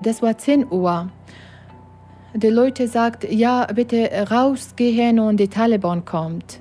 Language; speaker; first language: German; non-native, learner; Persian